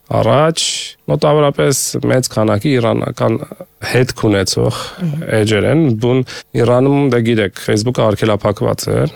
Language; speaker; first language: Armenian; native; Armenian